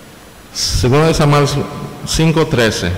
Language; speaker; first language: Spanish; non-native, fluent; English